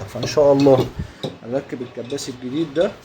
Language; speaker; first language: Arabic; native; Arabic